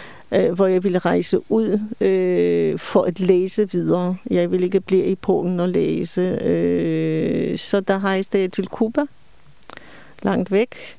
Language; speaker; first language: Danish; non-native, fluent; Polish